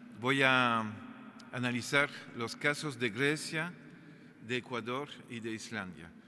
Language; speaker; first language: Spanish; non-native, fluent; French